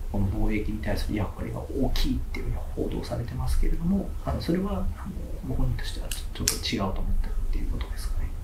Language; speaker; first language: Japanese; native; Japanese